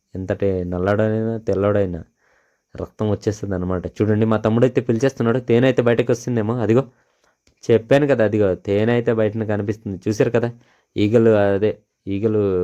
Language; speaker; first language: Telugu; non-native, local second language; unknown